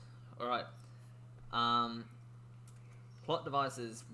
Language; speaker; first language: English; native; English